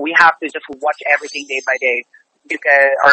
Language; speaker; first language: English; non-native, local second language; Filipino